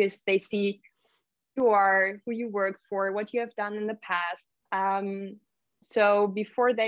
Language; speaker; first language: English; non-native, fluent; German